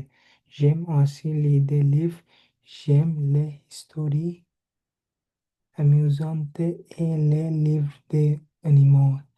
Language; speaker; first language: French; non-native, learner; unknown